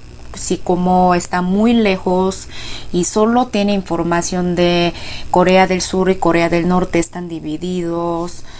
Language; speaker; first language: Spanish; non-native, fluent; Korean